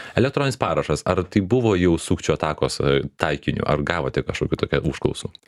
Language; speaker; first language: Lithuanian; native; Lithuanian